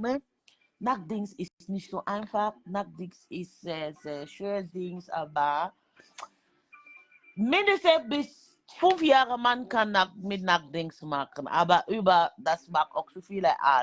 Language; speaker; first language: German; non-native, learner; French